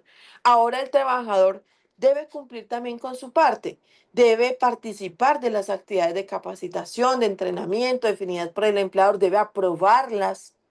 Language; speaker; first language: Spanish; native; Spanish